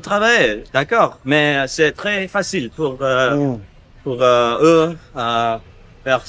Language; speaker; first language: French; non-native, learner; English